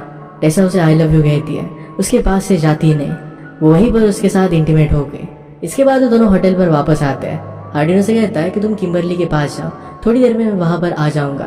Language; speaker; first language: Hindi; native; Hindi